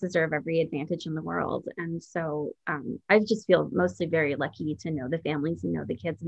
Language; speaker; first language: English; native; English